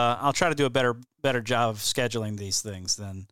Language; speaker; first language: English; native; English